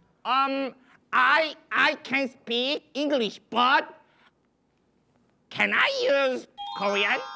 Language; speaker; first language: English; non-native, learner; Korean